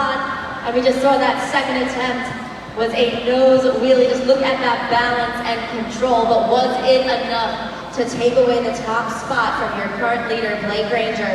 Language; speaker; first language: English; native; English